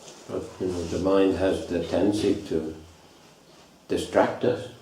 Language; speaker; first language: English; non-native, fluent; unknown